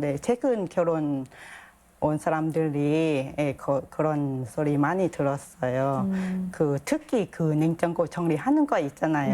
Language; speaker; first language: Korean; non-native, learner; Thai